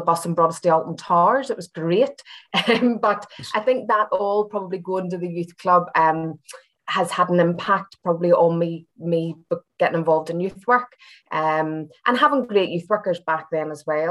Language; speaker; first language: English; native; English